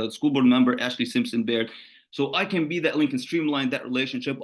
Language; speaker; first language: English; non-native, fluent; Arabic